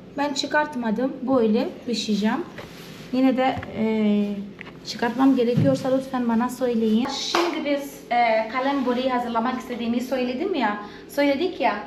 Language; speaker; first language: Turkish; non-native, fluent; Portuguese